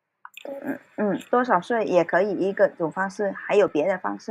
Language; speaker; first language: Chinese; early bilingual, heritage; Cantonese